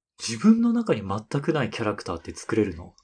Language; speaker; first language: Japanese; native; Japanese